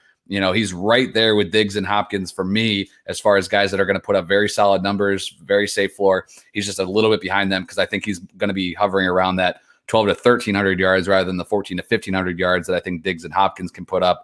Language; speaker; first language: English; native; English